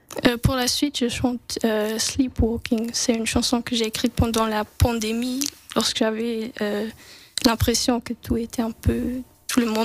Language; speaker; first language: French; non-native, local second language; English